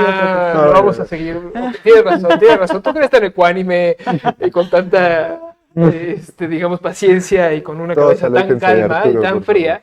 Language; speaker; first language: Spanish; native; Spanish